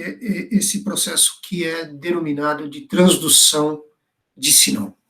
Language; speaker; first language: Portuguese; native; Portuguese